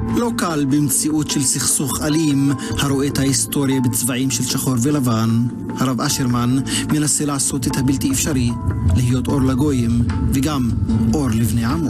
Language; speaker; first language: Hebrew; non-native, local second language; Arabic